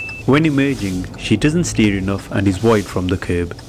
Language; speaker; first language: English; native; English